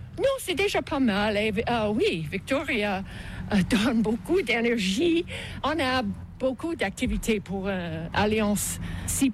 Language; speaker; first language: French; non-native, local second language; English